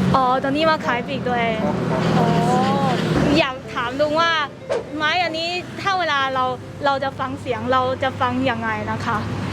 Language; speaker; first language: Thai; native; Thai